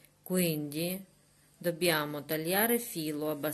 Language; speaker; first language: Italian; non-native, learner; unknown